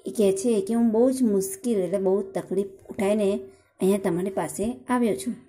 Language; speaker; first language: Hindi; non-native, local second language; Gujarati